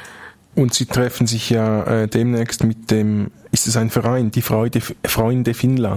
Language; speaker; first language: German; native; German